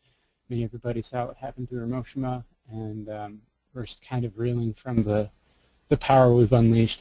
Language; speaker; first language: English; native; English